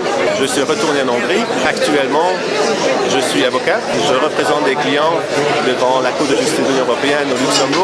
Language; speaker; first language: French; non-native, fluent; Hungarian